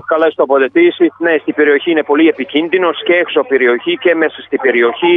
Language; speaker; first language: Greek; non-native, fluent; Serbian